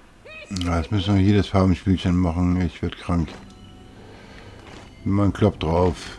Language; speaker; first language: German; native; German